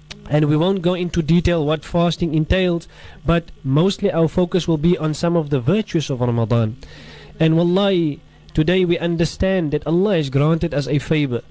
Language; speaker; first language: English; native; English